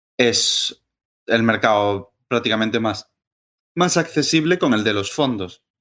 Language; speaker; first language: Spanish; native; Spanish